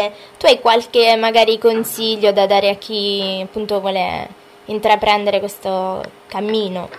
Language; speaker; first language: Italian; native; Italian